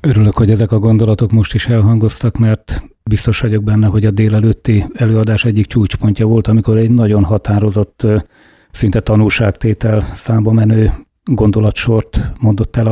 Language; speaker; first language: Hungarian; native; Hungarian